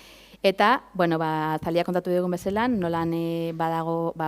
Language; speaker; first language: Basque; native; Basque